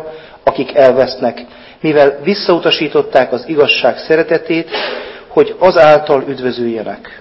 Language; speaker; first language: Hungarian; native; Hungarian